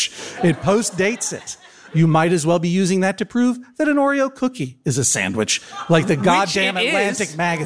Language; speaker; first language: English; native; English